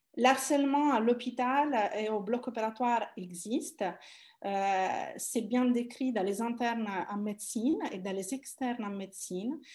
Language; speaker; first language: French; non-native, fluent; Italian